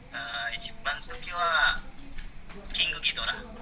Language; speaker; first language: Japanese; non-native, learner; Indonesian